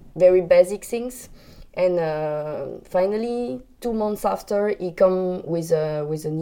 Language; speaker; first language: English; non-native, learner; French